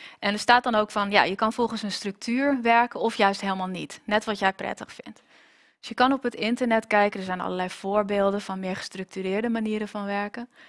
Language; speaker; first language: Dutch; native; Dutch